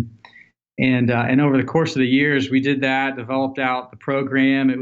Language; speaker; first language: English; native; English